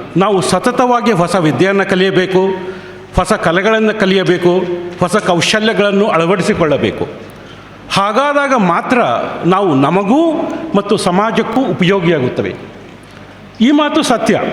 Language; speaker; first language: Kannada; native; Kannada